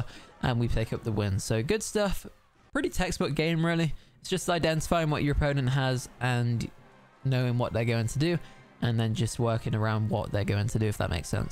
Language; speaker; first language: English; native; English